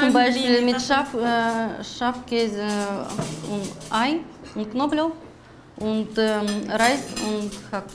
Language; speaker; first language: German; non-native, fluent; Russian